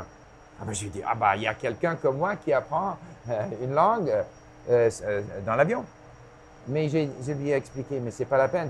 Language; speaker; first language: French; non-native, local second language; English